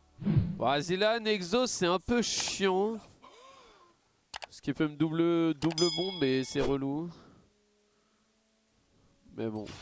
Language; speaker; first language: French; native; French